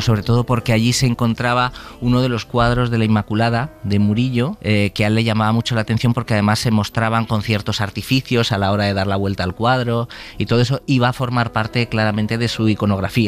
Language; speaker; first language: Spanish; native; Spanish